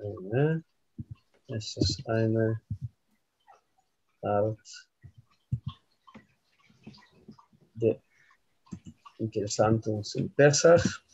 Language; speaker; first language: German; non-native, learner; Russian